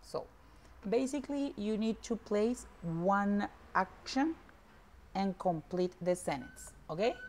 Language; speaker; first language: English; non-native, fluent; Spanish